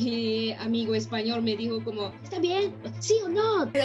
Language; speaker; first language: Spanish; non-native, learner; Japanese